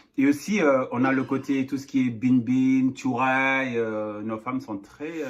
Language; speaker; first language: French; non-native, local second language; Serer